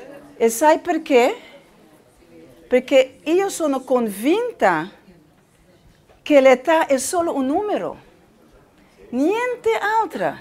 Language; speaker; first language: Italian; non-native, learner; Spanish